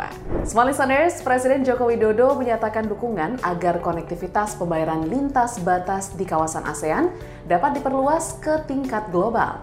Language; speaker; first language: Indonesian; native; Indonesian